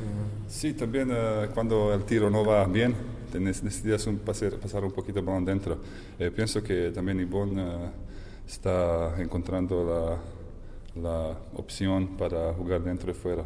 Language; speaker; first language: Spanish; non-native, fluent; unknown